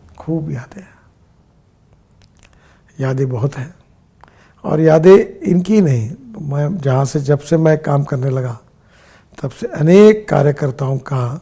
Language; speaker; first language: Hindi; non-native, local second language; Marathi